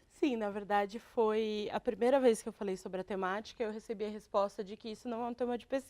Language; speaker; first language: Portuguese; native; Portuguese